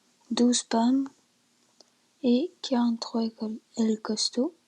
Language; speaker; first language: French; native; French